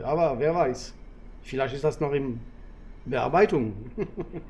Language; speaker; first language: German; non-native, learner; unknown